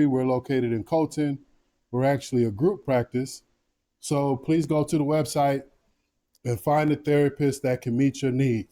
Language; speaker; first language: English; native; English